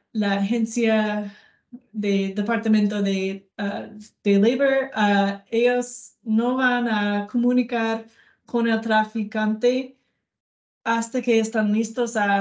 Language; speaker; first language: Spanish; non-native, learner; English